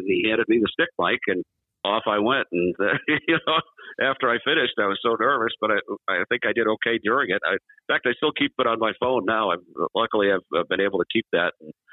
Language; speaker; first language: English; native; English